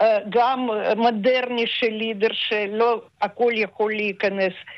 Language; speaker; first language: Hebrew; non-native, fluent; Russian